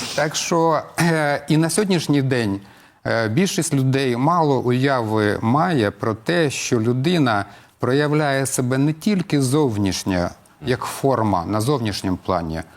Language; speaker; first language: Ukrainian; non-native, local second language; Russian